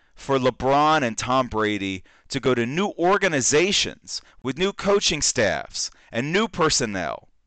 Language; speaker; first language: English; native; English